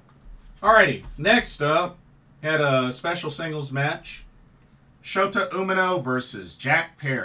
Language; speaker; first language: English; native; English